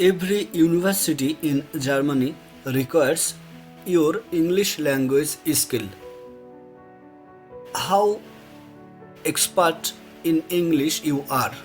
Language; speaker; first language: English; non-native, fluent; Bangla